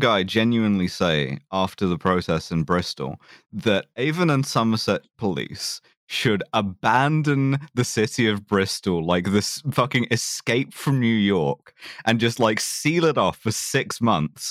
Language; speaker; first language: English; native; English